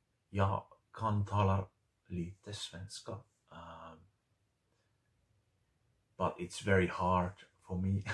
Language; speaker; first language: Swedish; non-native, learner; Finnish